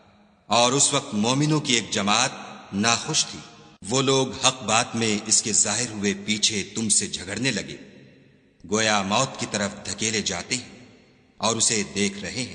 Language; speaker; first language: Urdu; native; Urdu